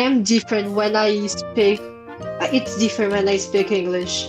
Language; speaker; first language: English; non-native, learner; Portuguese